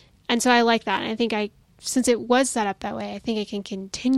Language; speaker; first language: English; native; English